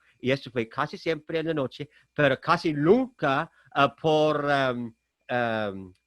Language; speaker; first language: Spanish; non-native, fluent; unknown